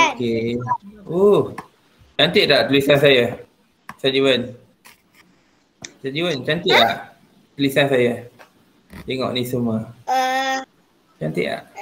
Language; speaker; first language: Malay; non-native, local second language; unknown